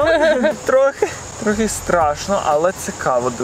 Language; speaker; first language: Ukrainian; non-native, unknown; English